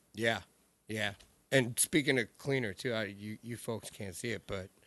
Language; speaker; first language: English; native; English